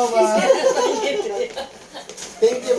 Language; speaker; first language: English; non-native, local second language; Filipino